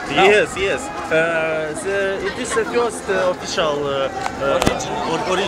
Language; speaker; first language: English; non-native, learner; Russian